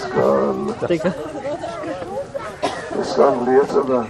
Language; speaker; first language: Russian; non-native, learner; English